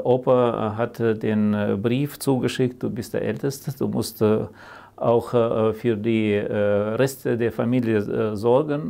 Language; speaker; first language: German; early bilingual, heritage; German